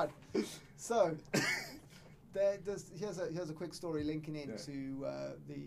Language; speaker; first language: English; native; English